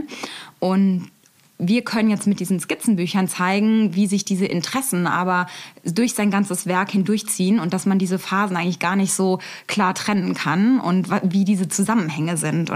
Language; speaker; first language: German; native; German